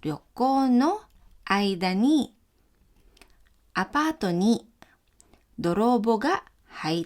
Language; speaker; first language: Japanese; non-native, fluent; Filipino